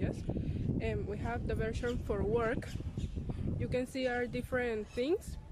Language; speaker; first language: English; non-native, learner; Spanish